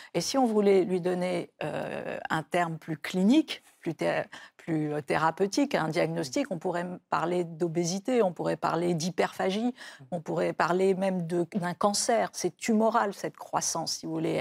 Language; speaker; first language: French; native; French